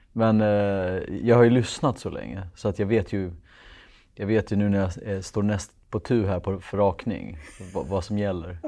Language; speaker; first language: Swedish; early bilingual, other home language; Kurdish